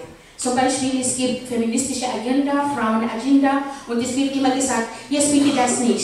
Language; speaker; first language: German; non-native, fluent; Arabic